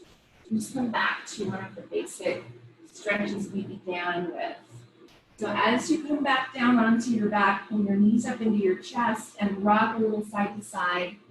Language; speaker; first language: English; native; English